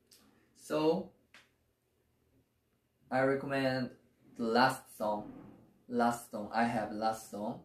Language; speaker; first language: English; non-native, learner; Korean